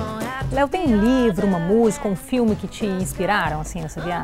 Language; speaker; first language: Portuguese; native; Portuguese